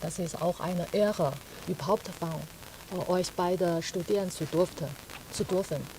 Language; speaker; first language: German; non-native, fluent; Chinese